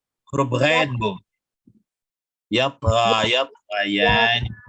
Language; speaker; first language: Arabic; non-native, fluent; Indonesian